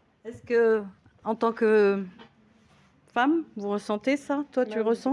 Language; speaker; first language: French; native; French